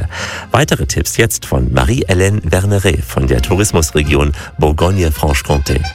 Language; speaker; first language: German; native; German